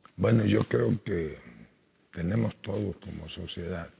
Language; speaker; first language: Spanish; native; Spanish